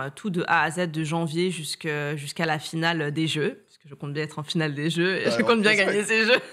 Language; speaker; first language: French; native; French